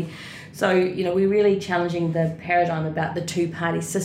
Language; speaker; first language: English; native; English